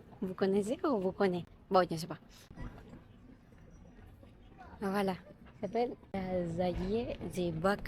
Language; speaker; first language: French; non-native, learner; Spanish